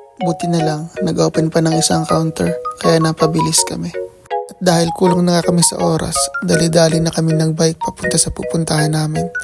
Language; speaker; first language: Filipino; native; Filipino